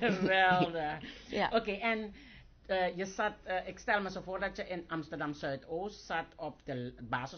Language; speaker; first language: Dutch; native; Dutch